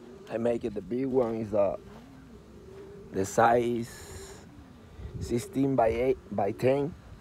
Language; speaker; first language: English; non-native, learner; Spanish